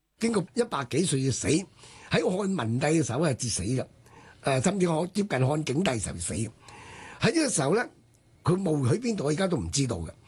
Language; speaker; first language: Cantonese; native; Cantonese